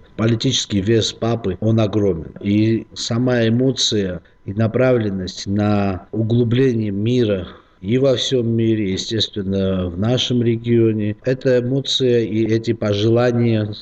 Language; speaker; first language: Russian; non-native, local second language; Georgian